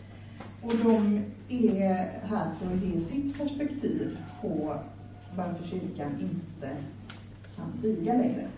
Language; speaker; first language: Swedish; native; Swedish